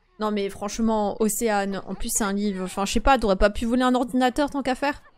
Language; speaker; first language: French; early bilingual, other home language; Polish